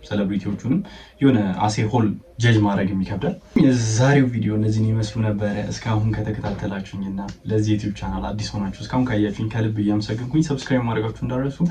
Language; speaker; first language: Amharic; native; Amharic